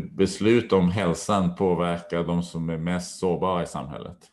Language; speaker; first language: Swedish; native; Swedish